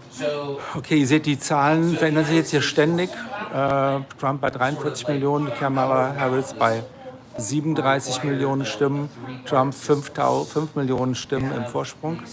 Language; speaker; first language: German; native; German